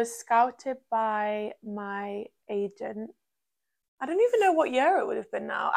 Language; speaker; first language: English; native; English